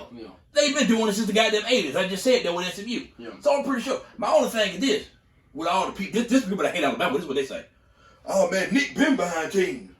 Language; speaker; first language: English; native; English